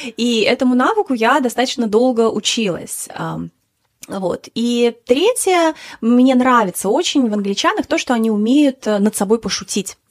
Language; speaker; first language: Russian; native; Russian